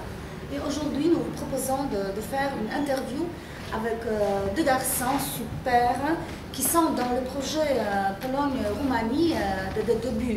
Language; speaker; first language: French; non-native, fluent; Polish